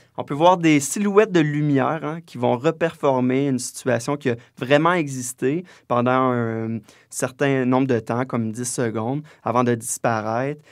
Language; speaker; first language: French; native; French